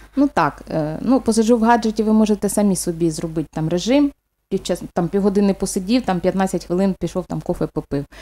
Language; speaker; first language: Ukrainian; non-native, local second language; Russian